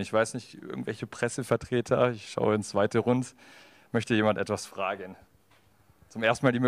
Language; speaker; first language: German; native; German